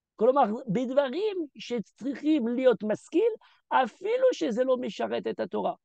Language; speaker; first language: Hebrew; early bilingual, heritage; French